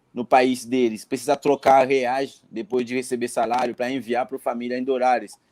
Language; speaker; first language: Portuguese; non-native, fluent; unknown